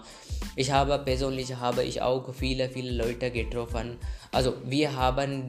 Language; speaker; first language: German; non-native, learner; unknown